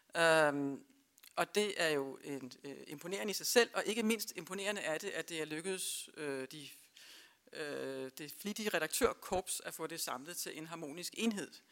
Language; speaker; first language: Danish; native; Danish